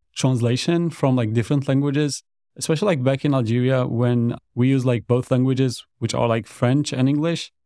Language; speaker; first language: English; non-native, fluent; Arabic